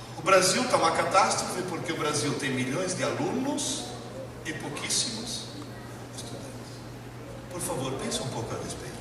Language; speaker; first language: Portuguese; early bilingual, other home language; Italian